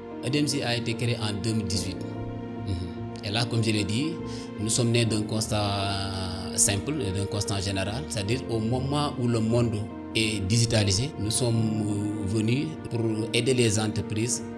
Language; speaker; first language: French; non-native, local second language; Wolof